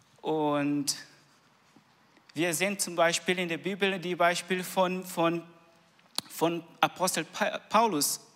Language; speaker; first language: German; non-native, learner; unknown